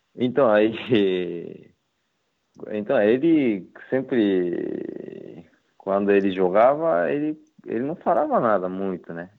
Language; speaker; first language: Portuguese; non-native, fluent; Japanese